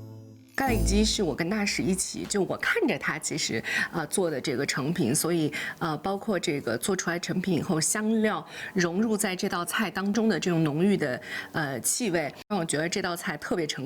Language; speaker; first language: Chinese; native; Chinese